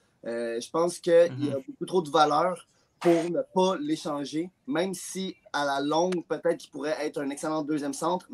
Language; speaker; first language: French; native; French